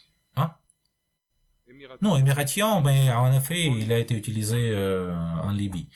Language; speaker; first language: French; non-native, fluent; Russian